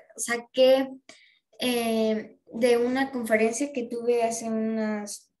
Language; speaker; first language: Spanish; native; Spanish